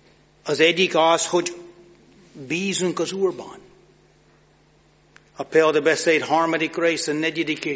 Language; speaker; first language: Hungarian; non-native, fluent; English